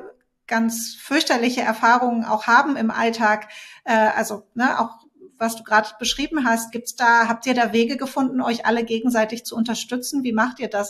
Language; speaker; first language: German; native; German